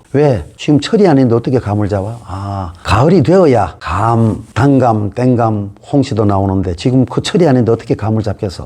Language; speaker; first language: Korean; native; Korean